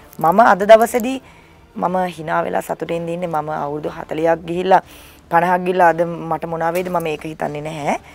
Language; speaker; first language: Sinhala; native; Sinhala